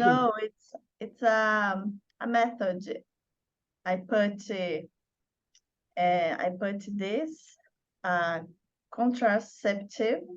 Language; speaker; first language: English; non-native, learner; Portuguese